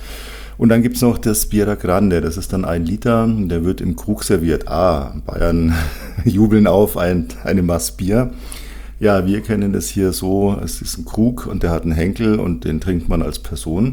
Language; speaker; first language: German; native; German